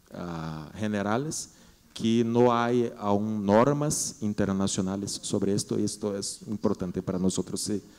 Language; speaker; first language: Spanish; non-native, learner; Portuguese